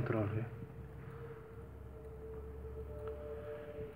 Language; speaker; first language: Arabic; non-native, learner; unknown